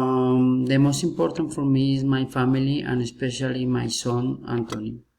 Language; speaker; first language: English; non-native, learner; Spanish